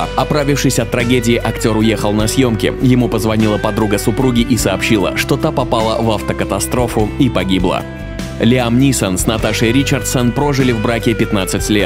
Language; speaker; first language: Russian; native; Russian